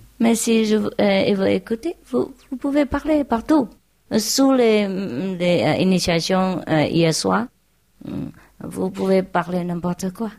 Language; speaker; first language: French; non-native, learner; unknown